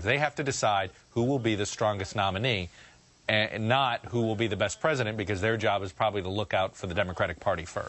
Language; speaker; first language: English; native; English